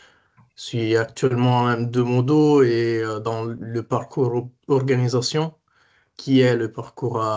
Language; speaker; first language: French; non-native, fluent; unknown